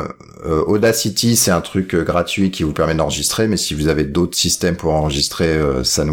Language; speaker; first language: French; native; French